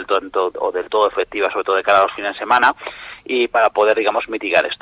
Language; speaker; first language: Spanish; native; Spanish